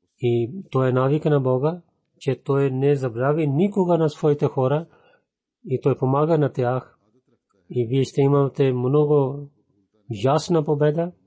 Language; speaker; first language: Bulgarian; non-native, fluent; Urdu